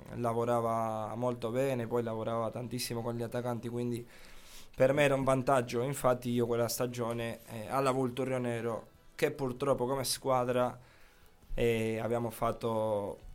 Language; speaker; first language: Italian; non-native, fluent; Spanish